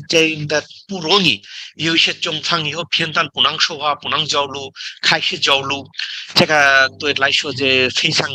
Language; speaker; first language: Chinese; non-native, learner; Bangla